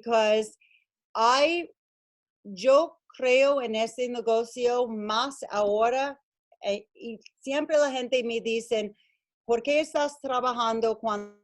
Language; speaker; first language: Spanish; non-native, learner; English